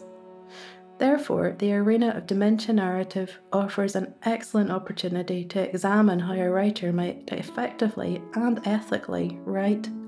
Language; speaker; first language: English; native; English